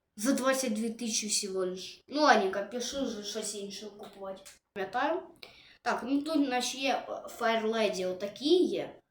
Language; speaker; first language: Ukrainian; non-native, local second language; Russian